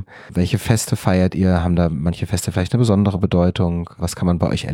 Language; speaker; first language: German; native; German